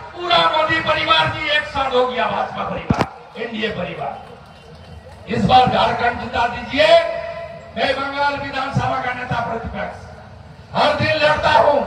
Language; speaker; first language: Hindi; non-native, local second language; Bangla